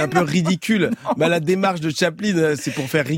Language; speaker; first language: French; native; French